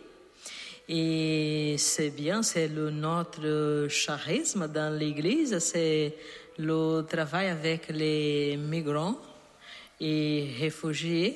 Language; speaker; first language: French; non-native, learner; Portuguese